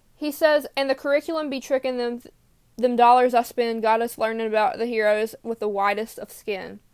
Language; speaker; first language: English; native; English